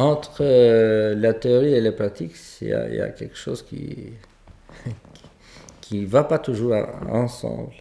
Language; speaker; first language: French; non-native, fluent; Albanian